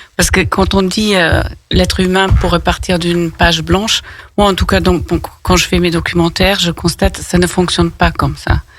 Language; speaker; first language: French; non-native, fluent; German